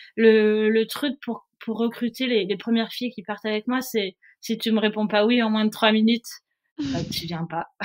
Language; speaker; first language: French; native; French